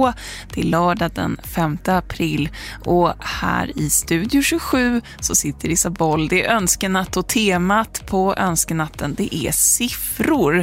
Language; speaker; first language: Swedish; native; Swedish